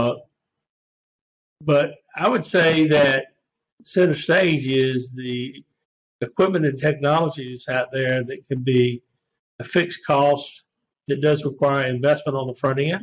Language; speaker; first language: English; native; English